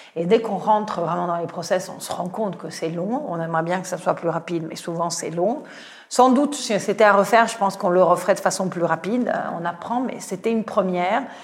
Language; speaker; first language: French; non-native, fluent; Italian